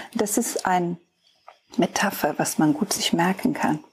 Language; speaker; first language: German; non-native, fluent; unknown